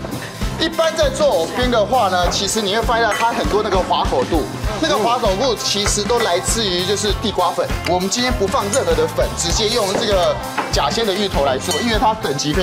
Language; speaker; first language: Chinese; native; Chinese